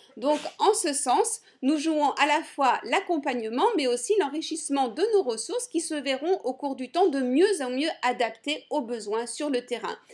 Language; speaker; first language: French; native; French